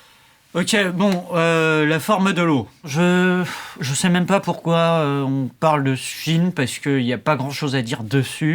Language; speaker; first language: French; native; French